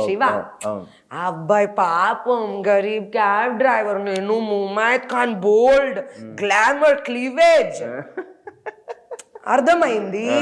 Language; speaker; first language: Telugu; non-native, local second language; Hindi